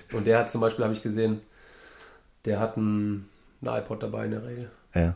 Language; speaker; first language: German; native; German